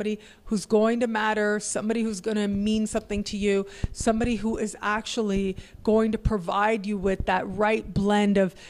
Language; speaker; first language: English; native; English